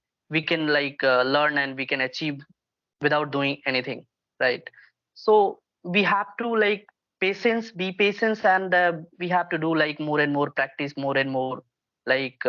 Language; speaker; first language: English; non-native, local second language; Hindi